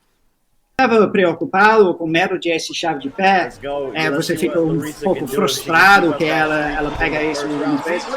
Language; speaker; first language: Portuguese; non-native, learner; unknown